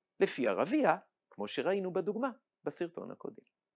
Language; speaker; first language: Hebrew; native; Hebrew